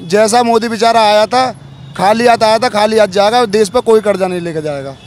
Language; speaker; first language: Hindi; native; Hindi